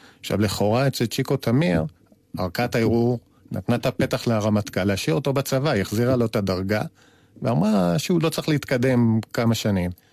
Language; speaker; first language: Hebrew; native; Hebrew